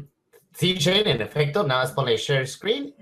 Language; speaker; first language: Spanish; native; Spanish